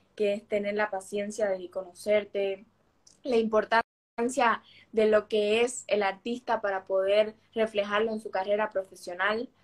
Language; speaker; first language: Spanish; native; Spanish